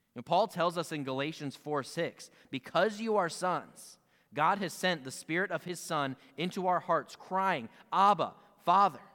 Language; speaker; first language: English; native; English